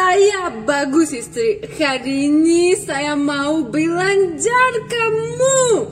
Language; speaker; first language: Indonesian; non-native, learner; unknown